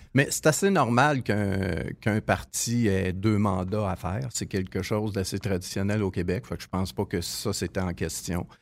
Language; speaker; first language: French; native; French